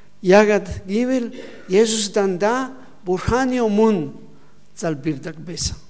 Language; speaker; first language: Mongolian; non-native, learner; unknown